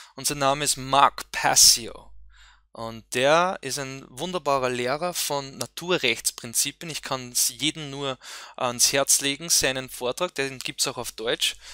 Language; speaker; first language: German; native; German